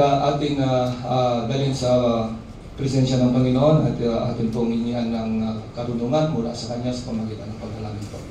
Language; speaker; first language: Filipino; non-native, local second language; Hiligaynon